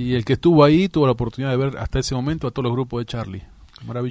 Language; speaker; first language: Spanish; native; Spanish